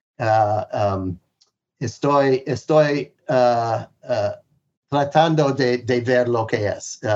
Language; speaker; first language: Spanish; non-native, fluent; English